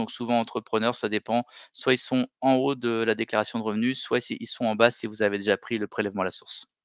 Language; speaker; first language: French; native; French